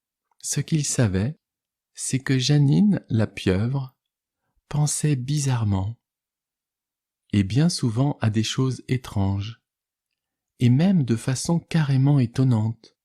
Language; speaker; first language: French; native; French